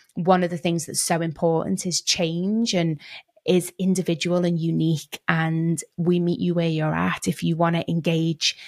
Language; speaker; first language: English; native; English